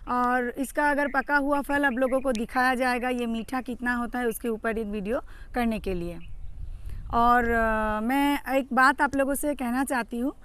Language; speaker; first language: Hindi; non-native, local second language; Bangla